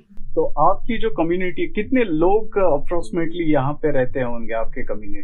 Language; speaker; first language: Hindi; native; Hindi